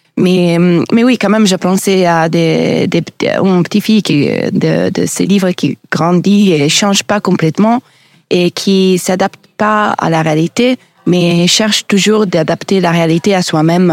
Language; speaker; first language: French; non-native, learner; Italian